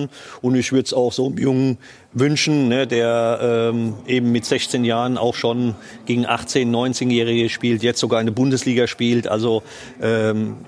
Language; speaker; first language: German; native; German